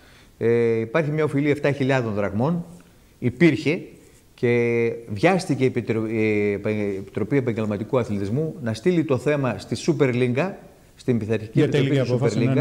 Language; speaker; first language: Greek; native; Greek